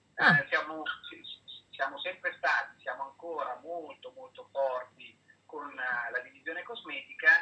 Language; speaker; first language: Italian; native; Italian